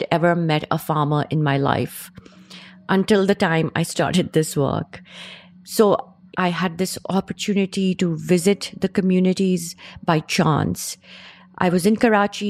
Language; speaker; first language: English; non-native, local second language; Urdu